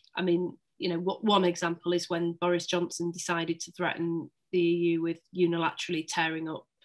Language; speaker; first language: English; native; English